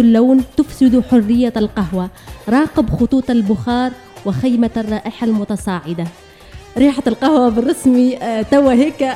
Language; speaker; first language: Arabic; native; Arabic